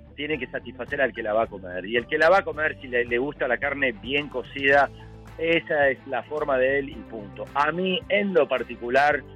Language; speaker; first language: Spanish; native; Spanish